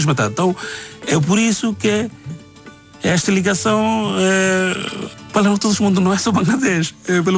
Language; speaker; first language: Portuguese; non-native, learner; Bangla